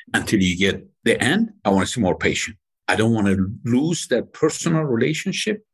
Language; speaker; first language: English; non-native, fluent; Persian